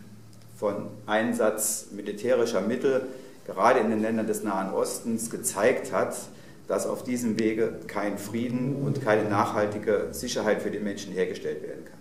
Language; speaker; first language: German; native; German